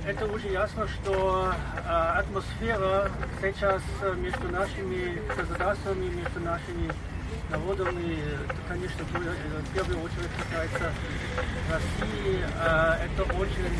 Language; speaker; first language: Russian; non-native, learner; German